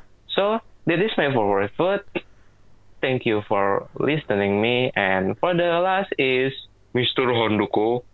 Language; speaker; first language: English; non-native, learner; Indonesian